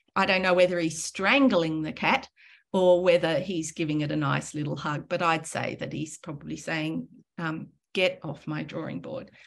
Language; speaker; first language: English; native; English